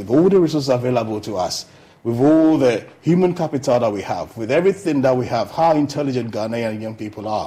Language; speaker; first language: English; non-native, local second language; Akan